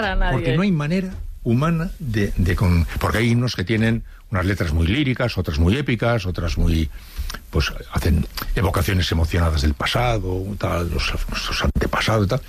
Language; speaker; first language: Spanish; native; Spanish